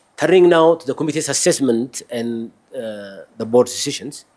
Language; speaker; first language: English; non-native, local second language; Amharic